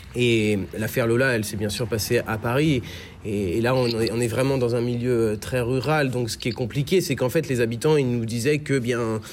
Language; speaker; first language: French; native; French